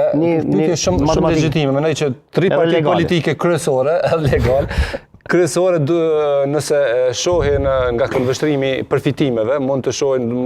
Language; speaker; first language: Albanian; native; Albanian